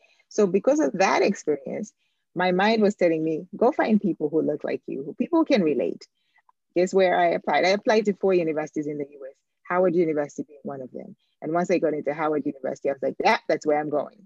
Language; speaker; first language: English; non-native, local second language; Ganda